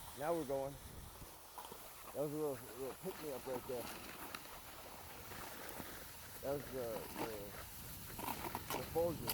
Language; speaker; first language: English; native; English